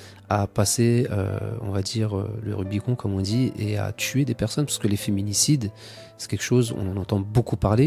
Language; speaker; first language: French; native; French